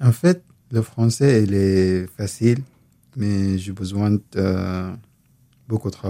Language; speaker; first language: French; non-native, learner; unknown